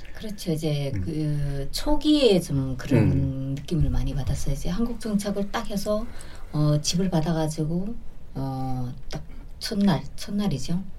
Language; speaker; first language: Korean; native; Korean